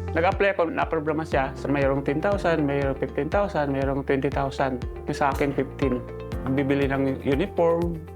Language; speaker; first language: Filipino; native; Filipino